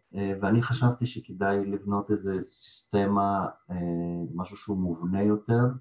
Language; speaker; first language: Hebrew; early bilingual, other home language; Russian